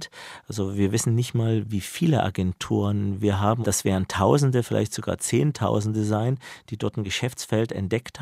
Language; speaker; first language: German; native; German